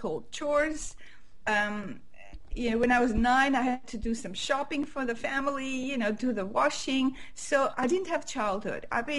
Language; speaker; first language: English; non-native, fluent; Armenian